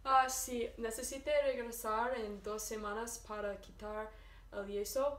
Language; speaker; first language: Spanish; non-native, learner; English